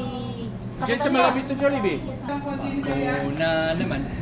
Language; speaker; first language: Filipino; non-native, fluent; English